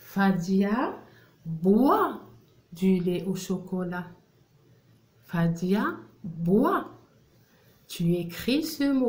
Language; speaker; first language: French; non-native, local second language; Arabic